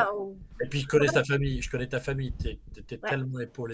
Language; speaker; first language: French; native; French